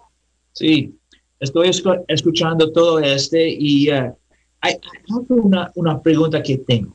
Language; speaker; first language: Spanish; non-native, learner; English